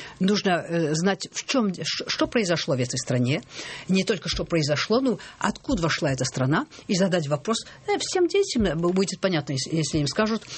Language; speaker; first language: Russian; early bilingual, heritage; Russian